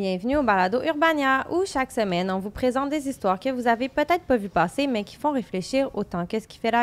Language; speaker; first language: French; native; French